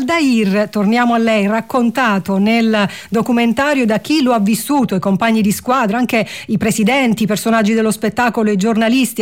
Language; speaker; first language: Italian; native; Italian